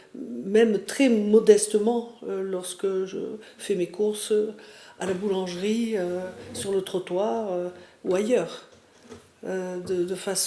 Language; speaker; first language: French; native; French